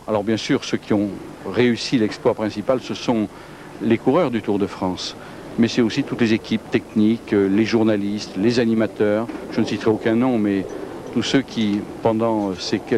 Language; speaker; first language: French; native; French